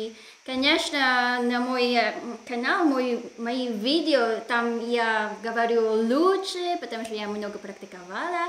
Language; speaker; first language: Russian; non-native, learner; Filipino